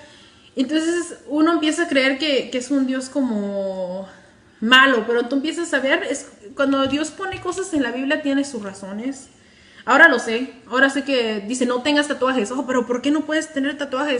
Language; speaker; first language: Spanish; native; Spanish